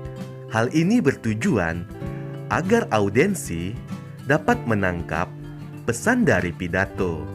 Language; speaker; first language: Indonesian; native; Indonesian